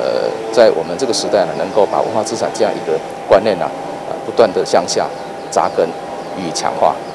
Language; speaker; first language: Chinese; native; Chinese